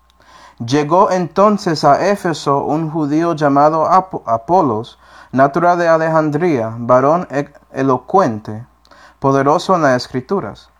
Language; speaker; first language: Spanish; non-native, fluent; English